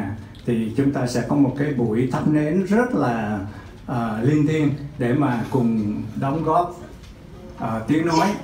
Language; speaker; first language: Vietnamese; native; Vietnamese